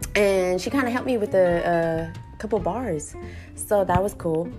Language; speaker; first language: English; early bilingual, other home language; Spanish